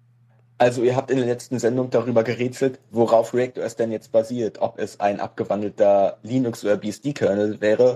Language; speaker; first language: German; native; German